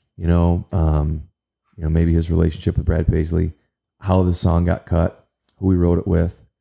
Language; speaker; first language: English; native; English